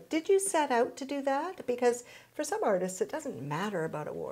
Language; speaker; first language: English; native; English